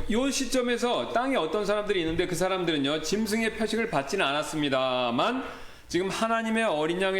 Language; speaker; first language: Korean; native; Korean